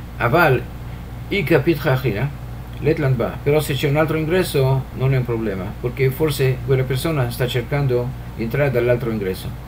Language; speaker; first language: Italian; non-native, fluent; Hebrew